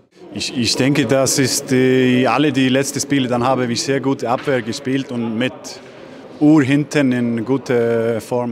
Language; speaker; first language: German; non-native, learner; Icelandic